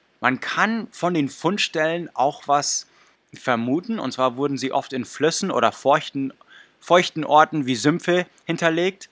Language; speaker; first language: German; non-native, fluent; English